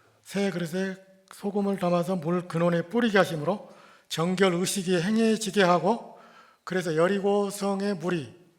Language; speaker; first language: Korean; native; Korean